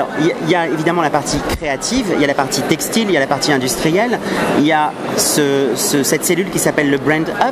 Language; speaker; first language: French; native; French